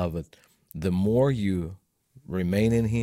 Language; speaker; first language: English; non-native, fluent; Russian